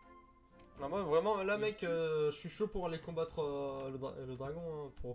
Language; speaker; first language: French; native; French